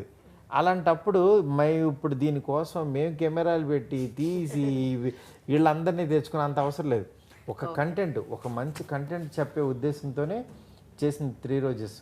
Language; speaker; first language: Telugu; native; Telugu